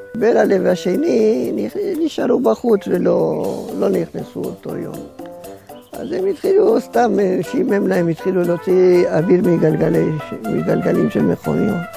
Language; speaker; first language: Hebrew; non-native, fluent; Spanish